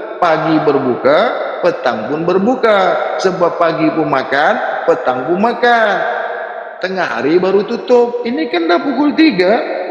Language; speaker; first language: Malay; native; Malay